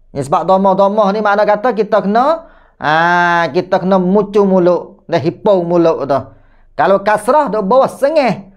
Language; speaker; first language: Malay; native; Malay